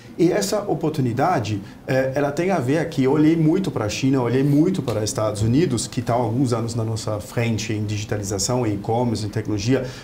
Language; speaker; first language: Portuguese; non-native, fluent; German